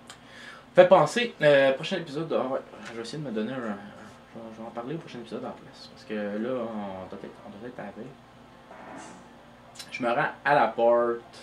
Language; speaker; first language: French; native; French